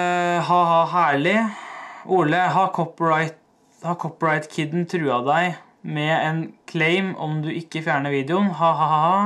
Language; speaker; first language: Norwegian; native; Norwegian